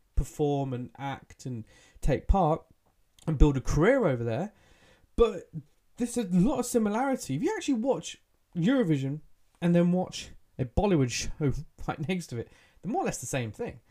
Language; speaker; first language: English; early bilingual, other home language; Hindi